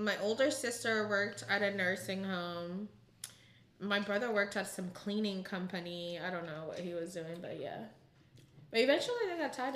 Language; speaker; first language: English; non-native, local second language; Ganda